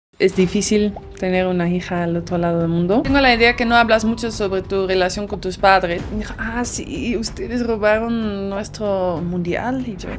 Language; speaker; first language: Spanish; non-native, fluent; Dutch